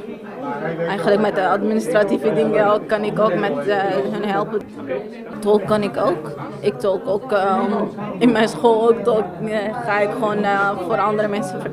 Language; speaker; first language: Dutch; non-native, fluent; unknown